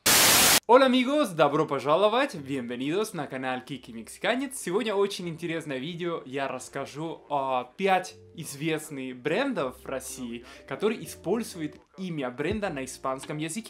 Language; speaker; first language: Russian; non-native, fluent; Spanish